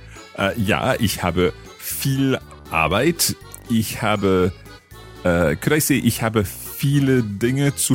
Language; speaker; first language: German; non-native, fluent; English